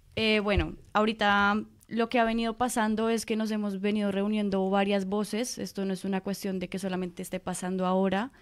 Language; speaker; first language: Spanish; native; Spanish